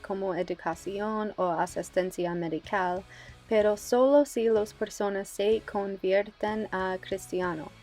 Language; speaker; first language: Spanish; non-native, learner; English